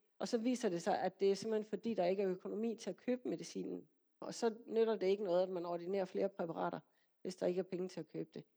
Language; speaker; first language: Danish; native; Danish